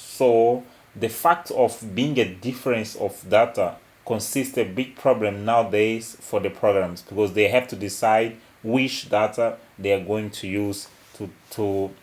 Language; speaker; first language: English; non-native, local second language; Portuguese